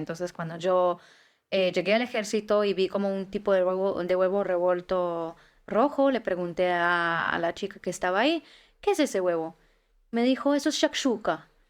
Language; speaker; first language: Spanish; early bilingual, heritage; Spanish